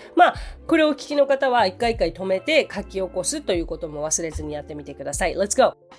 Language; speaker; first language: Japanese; native; Japanese